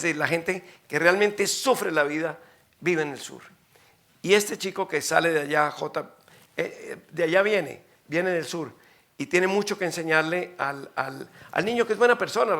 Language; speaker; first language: Spanish; native; Spanish